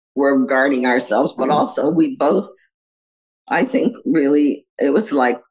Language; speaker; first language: English; native; English